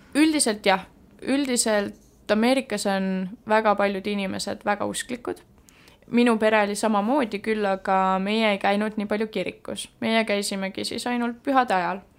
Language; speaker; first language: Estonian; native; Estonian